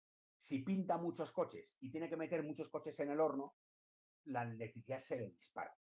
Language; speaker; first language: Spanish; native; Spanish